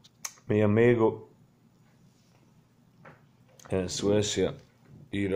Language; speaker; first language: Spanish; non-native, learner; Swedish